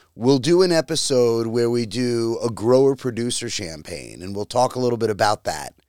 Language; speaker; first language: English; native; English